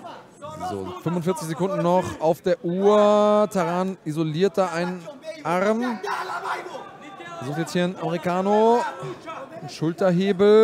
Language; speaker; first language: German; native; German